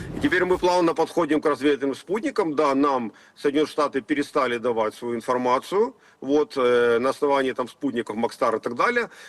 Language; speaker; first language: Russian; native; Russian